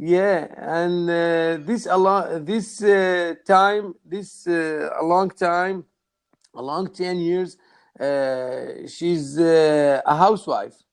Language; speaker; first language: English; non-native, learner; Arabic